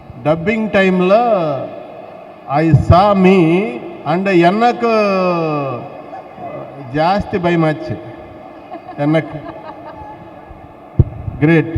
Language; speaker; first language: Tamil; non-native, learner; Telugu